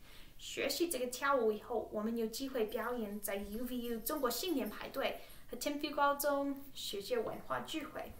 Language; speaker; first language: Chinese; non-native, learner; English